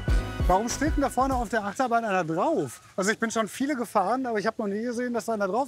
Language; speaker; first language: German; native; German